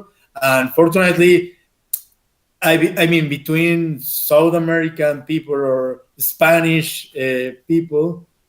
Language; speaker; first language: English; non-native, fluent; Spanish